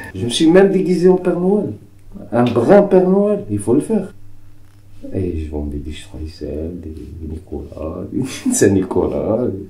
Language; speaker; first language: French; non-native, local second language; Arabic